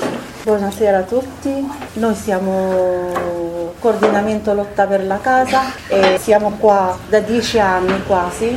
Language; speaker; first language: Italian; non-native, fluent; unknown